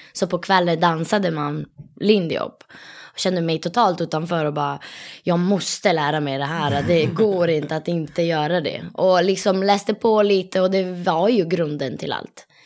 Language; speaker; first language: Swedish; non-native, fluent; Italian